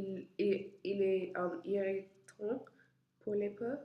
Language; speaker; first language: French; non-native, learner; English